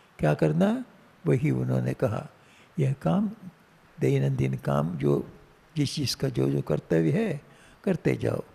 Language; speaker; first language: Hindi; non-native, local second language; Tamil